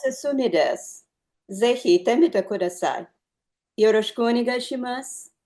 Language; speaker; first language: Japanese; non-native, learner; Ukrainian